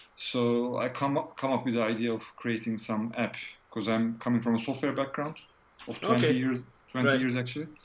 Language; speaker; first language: English; non-native, fluent; Turkish